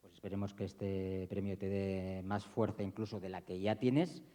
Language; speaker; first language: Spanish; non-native, local second language; Basque